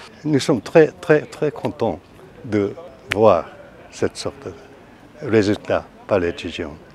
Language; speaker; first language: French; non-native, learner; Japanese